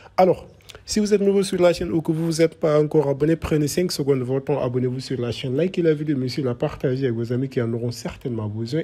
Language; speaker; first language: French; non-native, local second language; Wolof